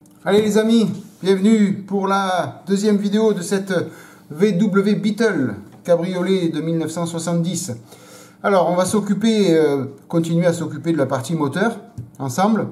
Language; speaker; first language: French; native; French